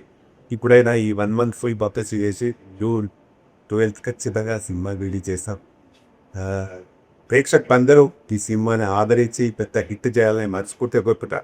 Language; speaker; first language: Telugu; native; Telugu